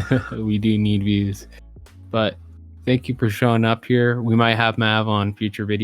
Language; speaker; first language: English; native; English